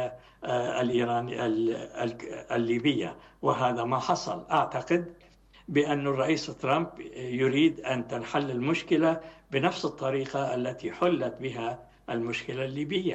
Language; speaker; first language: Arabic; native; Arabic